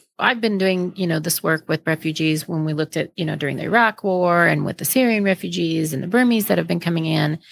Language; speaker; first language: English; native; English